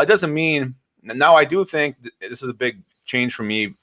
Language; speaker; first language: English; native; English